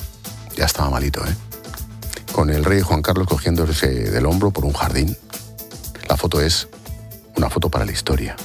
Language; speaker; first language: Spanish; native; Spanish